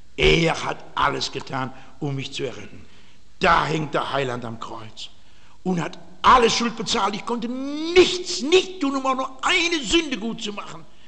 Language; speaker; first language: German; native; German